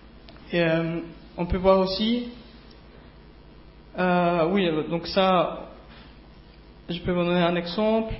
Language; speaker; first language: French; native; French